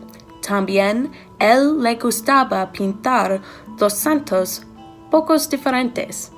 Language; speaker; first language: Spanish; non-native, learner; English